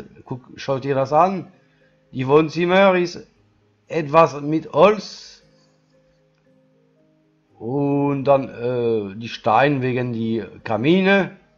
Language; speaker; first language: German; non-native, learner; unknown